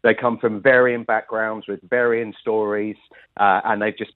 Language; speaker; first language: English; native; English